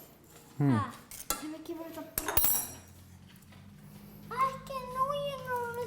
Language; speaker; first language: Icelandic; non-native, learner; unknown